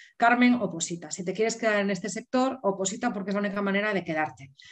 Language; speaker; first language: Spanish; native; Spanish